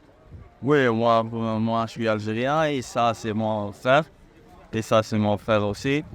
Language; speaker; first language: French; non-native, local second language; Arabic